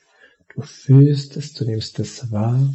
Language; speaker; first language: German; native; German